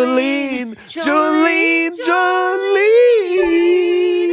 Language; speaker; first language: German; native; German